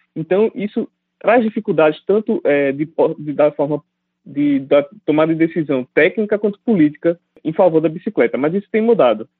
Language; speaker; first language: Portuguese; native; Portuguese